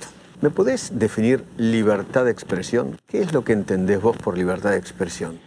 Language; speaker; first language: Spanish; native; Spanish